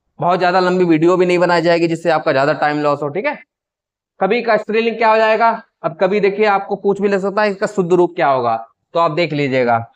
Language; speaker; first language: Hindi; native; Hindi